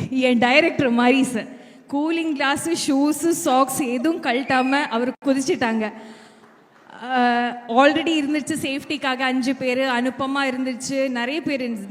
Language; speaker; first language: Tamil; non-native, fluent; Malayalam